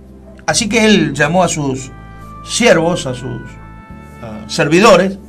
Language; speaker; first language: Spanish; native; Spanish